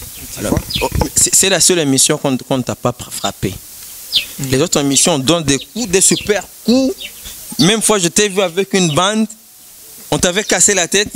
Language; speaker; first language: French; non-native, local second language; Rundi